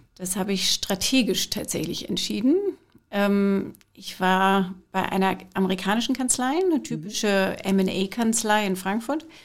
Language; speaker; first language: German; non-native, fluent; English